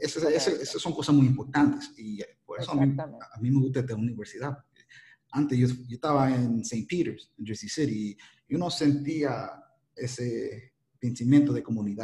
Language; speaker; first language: Spanish; early bilingual, heritage; Spanish